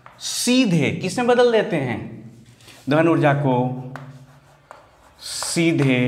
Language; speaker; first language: Hindi; native; Hindi